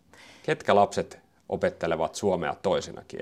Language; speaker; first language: Finnish; native; Finnish